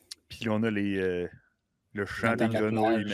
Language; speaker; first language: French; native; French